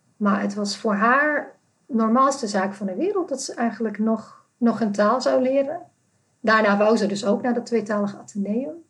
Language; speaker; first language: Dutch; non-native, fluent; Czech